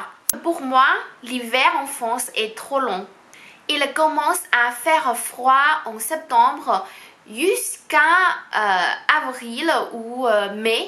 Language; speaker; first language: French; non-native, fluent; Chinese